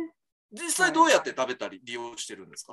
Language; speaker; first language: Japanese; native; Japanese